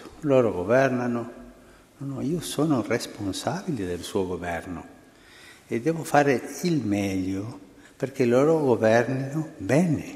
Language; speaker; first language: Italian; non-native, fluent; Spanish